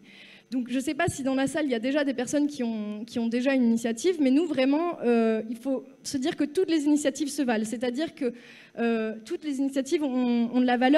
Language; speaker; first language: French; native; French